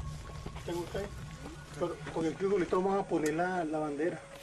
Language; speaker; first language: Spanish; native; Spanish